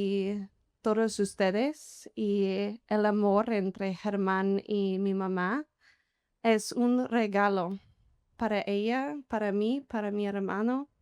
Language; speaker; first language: Spanish; non-native, learner; English